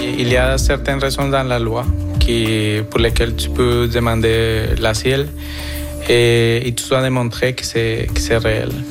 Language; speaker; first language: French; non-native, fluent; Spanish